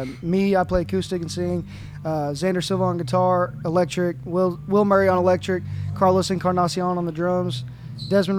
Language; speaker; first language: English; native; English